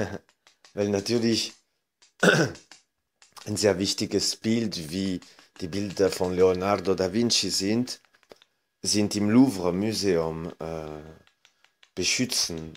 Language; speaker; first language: German; non-native, fluent; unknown